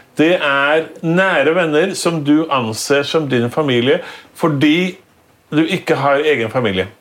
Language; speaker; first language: Norwegian; native; Norwegian